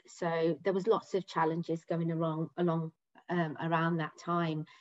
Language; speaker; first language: English; native; English